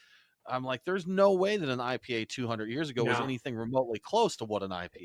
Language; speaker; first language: English; native; English